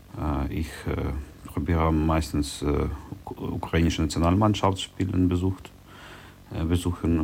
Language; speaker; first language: German; non-native, learner; Ukrainian